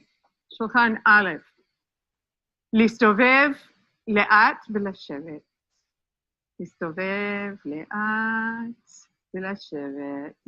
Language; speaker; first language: Hebrew; non-native, fluent; English